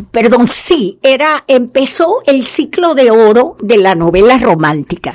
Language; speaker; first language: Spanish; native; Spanish